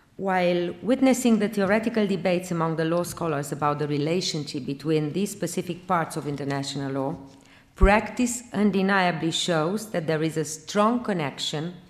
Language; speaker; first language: English; non-native, fluent; Romanian